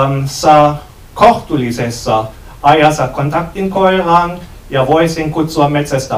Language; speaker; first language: Finnish; non-native, learner; German